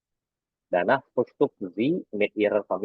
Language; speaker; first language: German; non-native, fluent; Indonesian